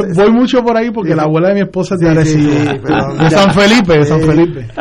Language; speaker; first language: Spanish; native; Spanish